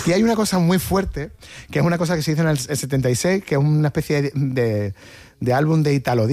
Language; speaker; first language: Spanish; native; Spanish